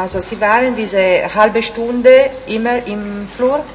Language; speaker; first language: German; non-native, fluent; Italian